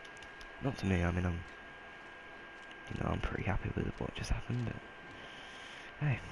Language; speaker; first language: English; native; English